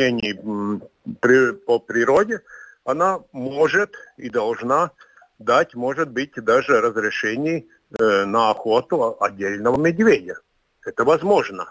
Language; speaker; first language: Russian; non-native, local second language; Latvian